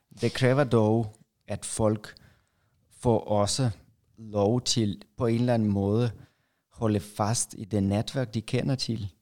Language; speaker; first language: Danish; non-native, fluent; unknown